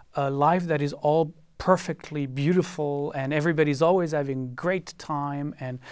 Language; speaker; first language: English; non-native, fluent; French